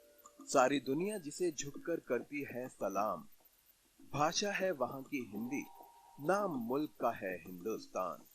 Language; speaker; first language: Hindi; native; Hindi